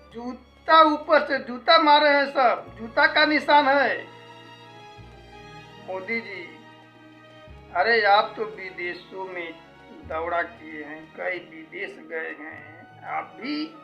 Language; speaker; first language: Hindi; native; Hindi